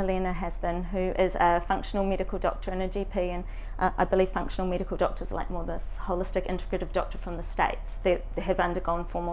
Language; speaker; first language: English; native; English